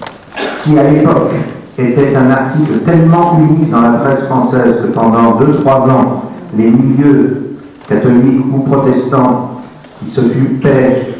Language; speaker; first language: French; native; French